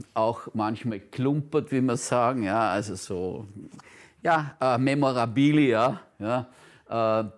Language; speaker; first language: German; non-native, local second language; Turkish